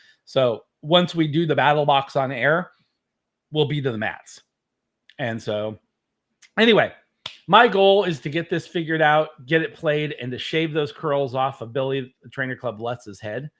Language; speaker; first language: English; native; English